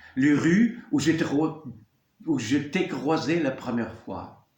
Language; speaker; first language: French; non-native, local second language; Arabic